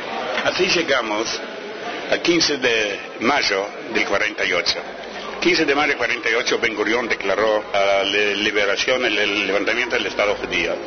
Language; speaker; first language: Spanish; non-native, fluent; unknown